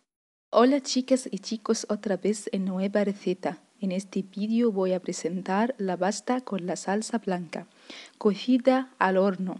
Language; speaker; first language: Spanish; non-native, fluent; Arabic